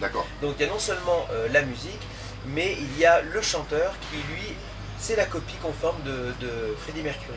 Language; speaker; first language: French; native; French